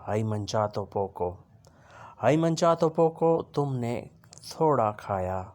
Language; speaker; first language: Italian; non-native, learner; Urdu